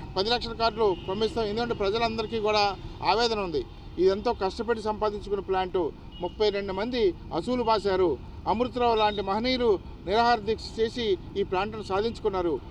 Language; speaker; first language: Telugu; native; Telugu